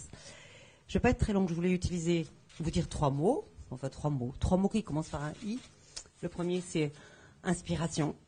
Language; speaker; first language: French; native; French